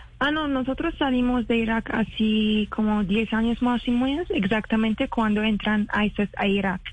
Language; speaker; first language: Spanish; non-native, learner; Arabic